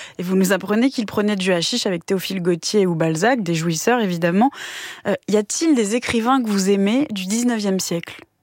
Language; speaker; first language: French; native; French